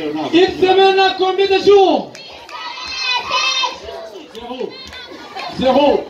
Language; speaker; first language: French; non-native, local second language; Kinyarwanda